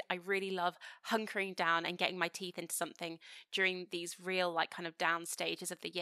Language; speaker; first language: English; native; English